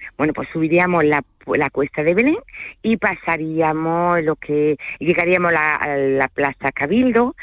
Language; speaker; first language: Spanish; early bilingual, other home language; French